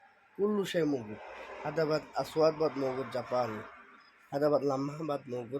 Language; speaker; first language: Arabic; non-native, learner; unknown